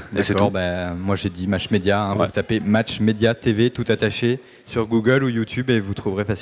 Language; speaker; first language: French; native; French